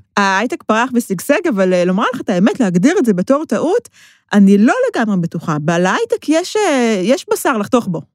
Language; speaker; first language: Hebrew; native; Hebrew